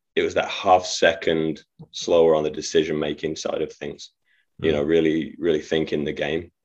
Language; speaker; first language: English; native; English